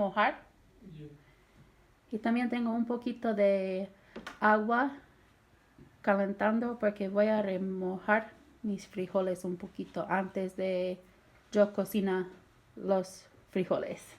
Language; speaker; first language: Spanish; non-native, learner; English